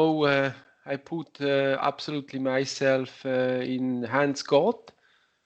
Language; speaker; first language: English; non-native, learner; Italian